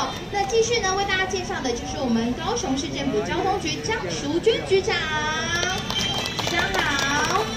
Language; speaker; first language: Chinese; native; Chinese